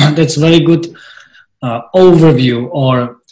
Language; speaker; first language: English; non-native, fluent; Czech